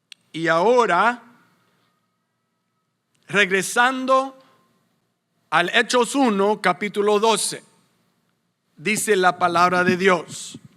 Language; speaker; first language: Spanish; non-native, fluent; English